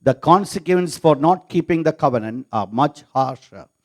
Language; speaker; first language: English; non-native, local second language; Malayalam